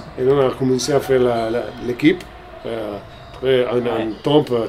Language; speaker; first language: French; non-native, learner; Italian